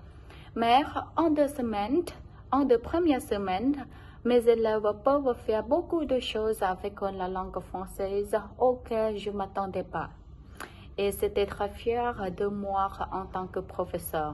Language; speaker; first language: French; non-native, local second language; Khmer